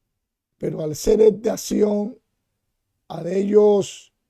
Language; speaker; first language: Spanish; native; Spanish